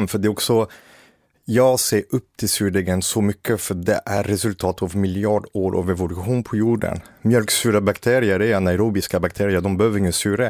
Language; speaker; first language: Swedish; non-native, fluent; French